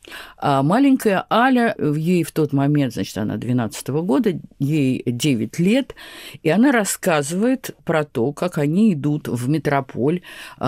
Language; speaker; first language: Russian; native; Russian